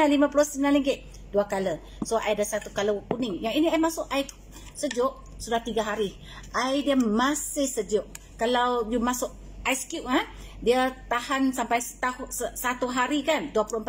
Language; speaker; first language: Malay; non-native, local second language; Min Nan Chinese